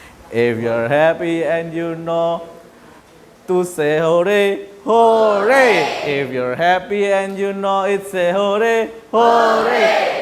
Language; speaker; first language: English; non-native, learner; Indonesian